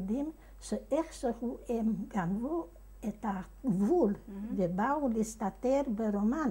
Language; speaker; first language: Hebrew; non-native, fluent; Hungarian